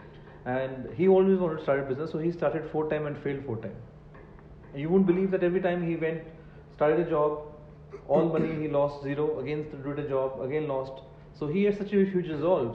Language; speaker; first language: English; non-native, local second language; Punjabi